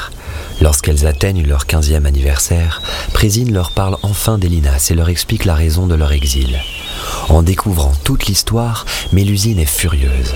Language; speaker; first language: French; native; French